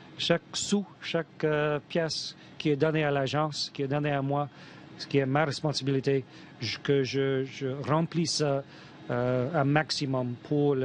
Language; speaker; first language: French; non-native, fluent; English